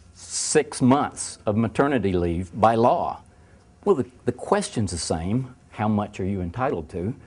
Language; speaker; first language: English; native; English